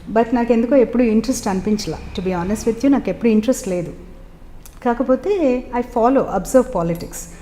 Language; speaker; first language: Telugu; native; Telugu